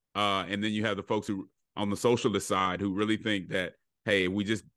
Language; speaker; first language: English; native; English